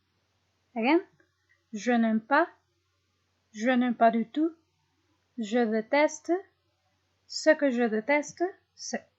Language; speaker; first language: French; non-native, fluent; Spanish